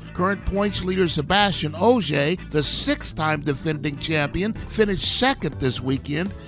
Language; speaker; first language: English; native; English